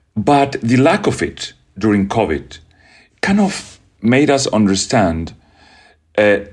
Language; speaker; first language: English; non-native, fluent; Spanish